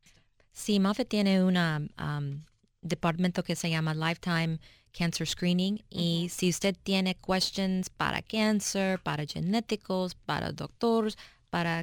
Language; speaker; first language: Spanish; early bilingual, heritage; English